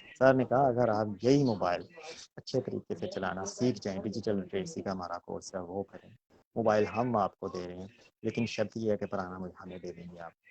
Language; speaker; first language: Urdu; non-native, local second language; Punjabi